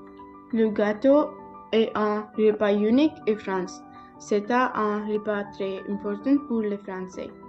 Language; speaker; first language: French; non-native, learner; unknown